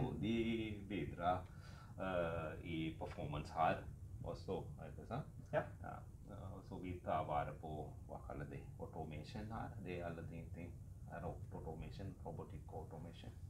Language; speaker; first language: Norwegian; non-native, learner; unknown